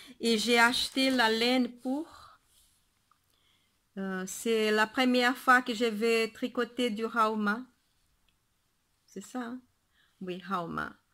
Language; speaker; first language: French; non-native, fluent; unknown